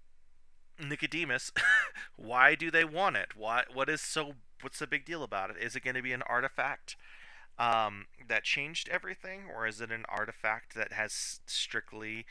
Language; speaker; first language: English; native; English